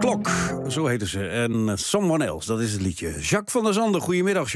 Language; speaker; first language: Dutch; native; Dutch